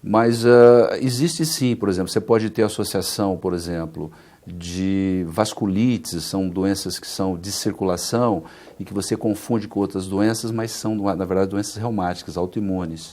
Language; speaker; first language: Portuguese; native; Portuguese